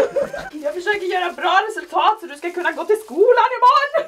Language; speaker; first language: Swedish; native; Swedish